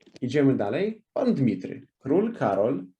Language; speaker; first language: Polish; non-native, fluent; Russian